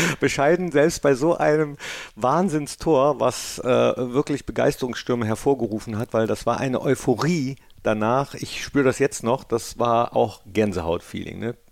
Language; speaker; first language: German; native; German